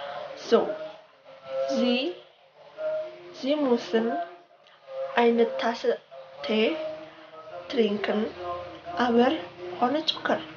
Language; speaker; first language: German; non-native, learner; Indonesian